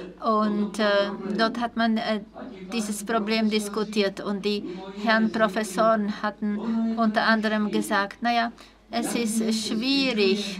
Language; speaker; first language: German; non-native, fluent; Czech